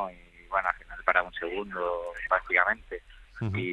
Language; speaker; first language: Spanish; native; Spanish